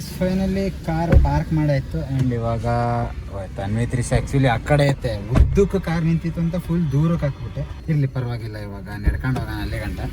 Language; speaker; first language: Kannada; native; Kannada